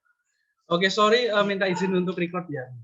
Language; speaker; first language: Indonesian; native; Indonesian